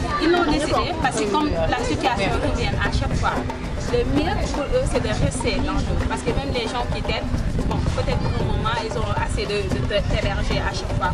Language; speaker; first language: French; non-native, local second language; Wolof